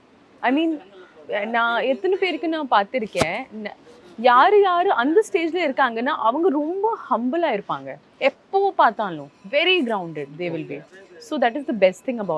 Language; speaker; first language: Tamil; non-native, local second language; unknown